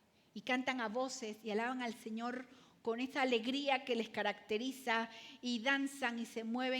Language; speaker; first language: Spanish; native; Spanish